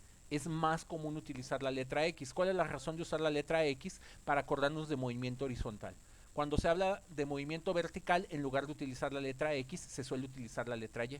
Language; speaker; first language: Spanish; native; Spanish